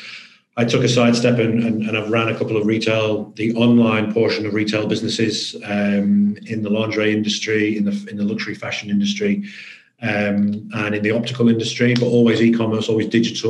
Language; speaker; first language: English; native; English